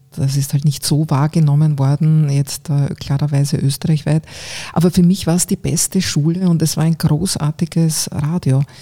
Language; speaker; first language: German; native; German